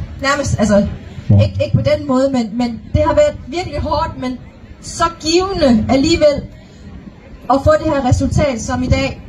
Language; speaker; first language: Danish; early bilingual, other home language; Vietnamese